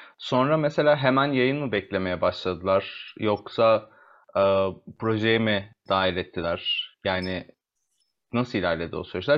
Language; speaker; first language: Turkish; native; Turkish